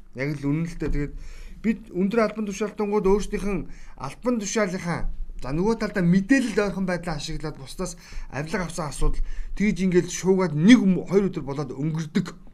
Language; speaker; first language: Mongolian; native; Mongolian